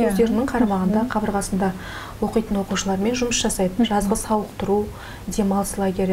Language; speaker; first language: Kazakh; native; Kazakh